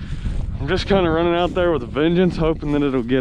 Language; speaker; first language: English; native; English